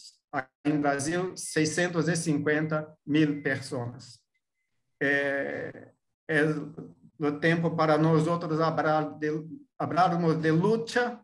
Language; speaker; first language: Portuguese; non-native, fluent; Spanish